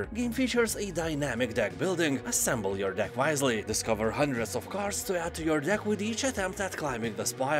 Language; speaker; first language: English; non-native, fluent; Lithuanian